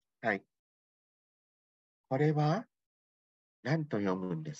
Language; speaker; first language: Japanese; non-native, fluent; Thai